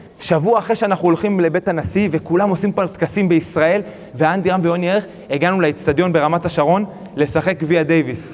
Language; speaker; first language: Hebrew; early bilingual, other home language; Spanish